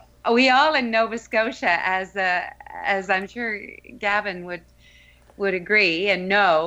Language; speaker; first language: English; native; English